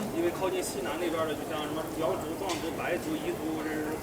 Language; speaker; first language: Chinese; native; Chinese